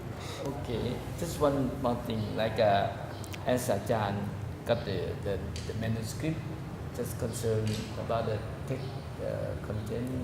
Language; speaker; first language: English; non-native, learner; Thai